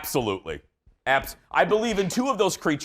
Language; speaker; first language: English; native; English